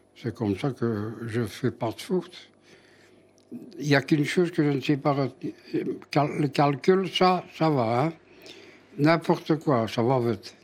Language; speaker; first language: French; native; French